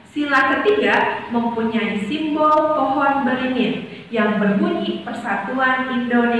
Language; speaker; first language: Indonesian; native; Indonesian